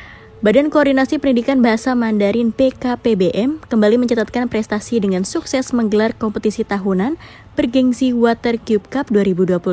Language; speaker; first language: Indonesian; native; Indonesian